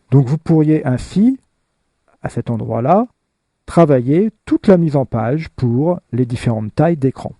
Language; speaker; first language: French; native; French